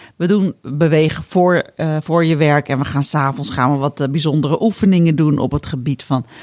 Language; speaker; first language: Dutch; early bilingual, other home language; Indonesian